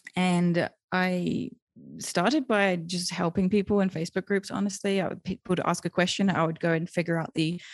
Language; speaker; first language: English; native; English